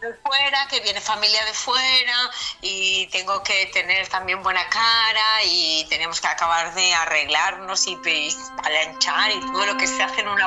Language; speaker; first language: Spanish; native; Spanish